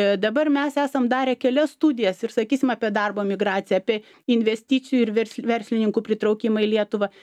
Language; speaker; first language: Lithuanian; native; Lithuanian